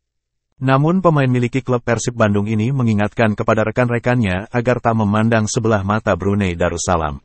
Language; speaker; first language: Indonesian; native; Indonesian